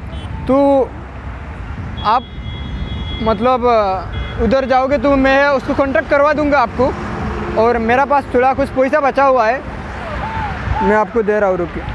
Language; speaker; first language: Hindi; non-native, local second language; Bangla